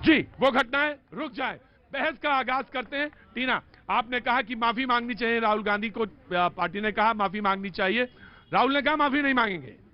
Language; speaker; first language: Hindi; native; Hindi